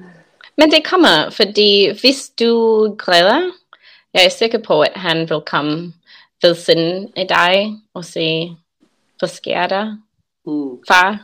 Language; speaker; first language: Danish; non-native, learner; English